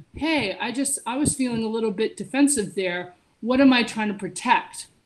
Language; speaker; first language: English; native; English